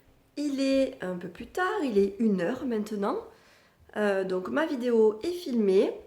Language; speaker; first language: French; native; French